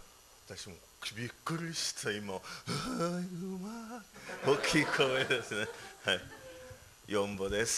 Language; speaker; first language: Japanese; non-native, learner; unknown